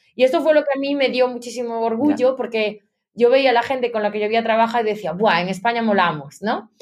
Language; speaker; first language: Spanish; native; Spanish